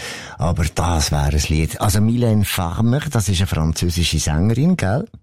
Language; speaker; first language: German; native; German